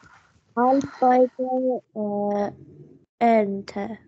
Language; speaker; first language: German; non-native, learner; Persian